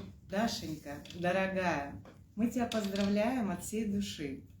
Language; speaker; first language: Russian; native; Russian